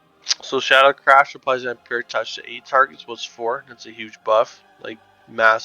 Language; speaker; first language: English; native; English